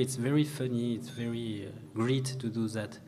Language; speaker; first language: English; non-native, learner; French